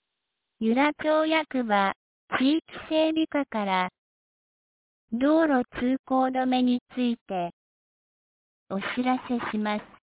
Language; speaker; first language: Japanese; native; Japanese